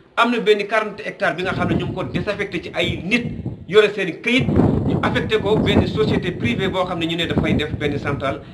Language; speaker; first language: Wolof; native; Wolof